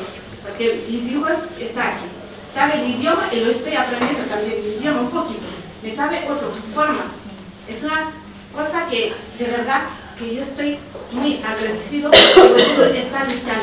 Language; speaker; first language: Spanish; non-native, learner; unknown